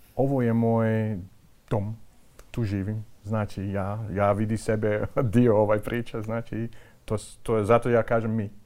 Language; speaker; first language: Croatian; non-native, fluent; Dutch